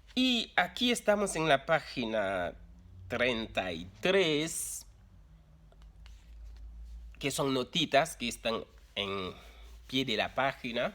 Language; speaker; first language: Spanish; non-native, fluent; Haitian Creole